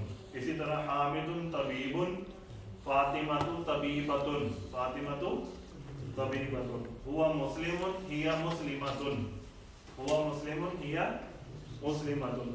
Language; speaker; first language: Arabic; non-native, fluent; Urdu